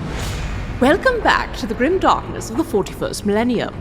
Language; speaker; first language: English; native; English